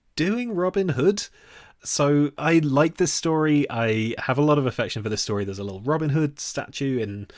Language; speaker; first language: English; native; English